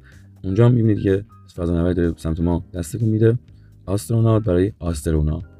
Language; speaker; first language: Persian; native; Persian